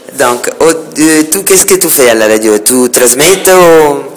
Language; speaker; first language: French; non-native, fluent; Italian